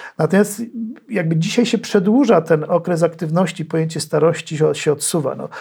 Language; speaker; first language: Polish; native; Polish